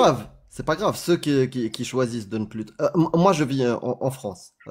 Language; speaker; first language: French; native; French